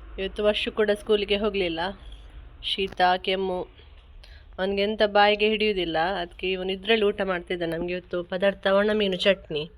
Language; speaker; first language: Kannada; non-native, local second language; Tulu